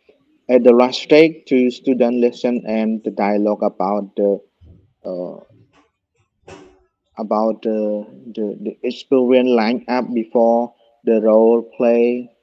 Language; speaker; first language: English; non-native, learner; Khmer